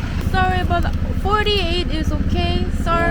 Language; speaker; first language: English; non-native, learner; Korean